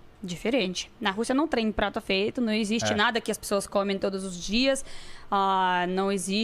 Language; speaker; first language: Portuguese; non-native, learner; Russian